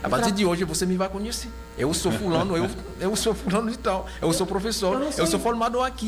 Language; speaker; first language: Portuguese; non-native, local second language; Haitian Creole